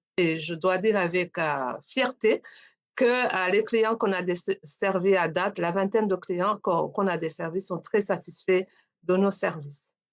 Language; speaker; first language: French; non-native, local second language; Rundi